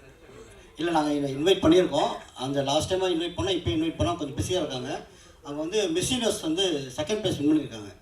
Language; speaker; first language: Tamil; native; Tamil